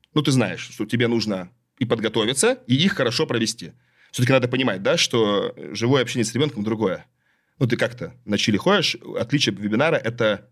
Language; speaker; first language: Russian; native; Russian